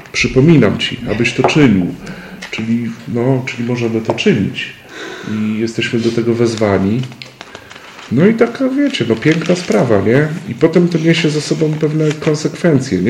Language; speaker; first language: Polish; native; Polish